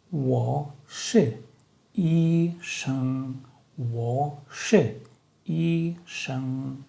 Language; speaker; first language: Chinese; non-native, learner; Russian